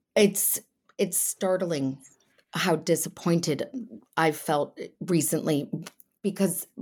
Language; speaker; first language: English; native; English